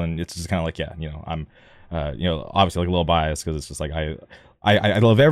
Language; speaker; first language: English; native; English